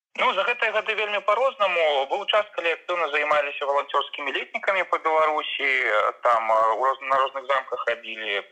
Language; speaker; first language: Belarusian; non-native, local second language; Russian